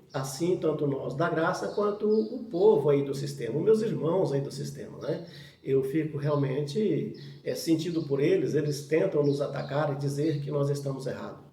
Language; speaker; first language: Portuguese; native; Portuguese